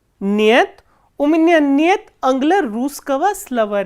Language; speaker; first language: Russian; non-native, fluent; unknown